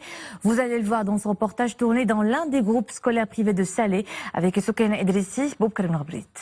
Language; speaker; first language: French; non-native, local second language; Arabic